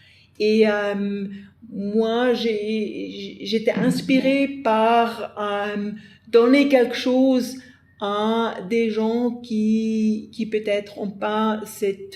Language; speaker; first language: French; non-native, fluent; German